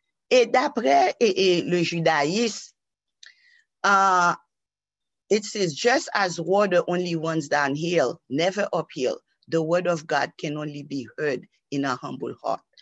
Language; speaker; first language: English; non-native, fluent; Haitian Creole